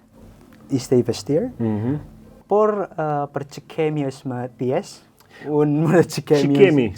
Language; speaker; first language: Albanian; non-native, learner; Indonesian